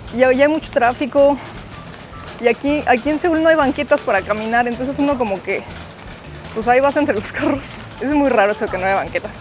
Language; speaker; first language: Spanish; native; Spanish